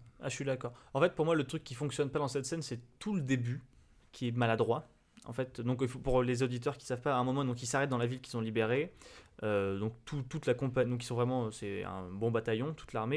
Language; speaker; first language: French; native; French